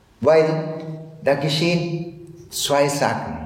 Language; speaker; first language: German; non-native, fluent; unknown